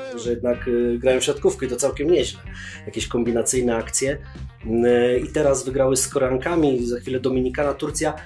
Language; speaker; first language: Polish; native; Polish